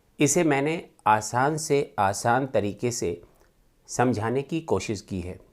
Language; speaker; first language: Hindi; native; Hindi